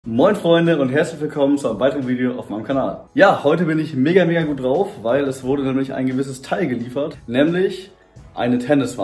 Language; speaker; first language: German; native; German